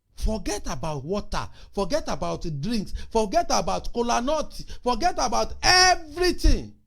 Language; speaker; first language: English; non-native, local second language; Yoruba